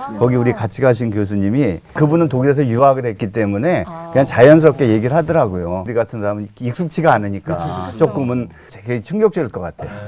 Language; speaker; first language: Korean; native; Korean